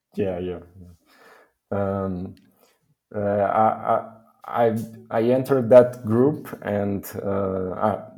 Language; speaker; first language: English; non-native, fluent; Portuguese